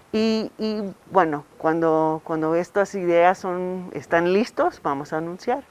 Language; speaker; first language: Spanish; non-native, fluent; English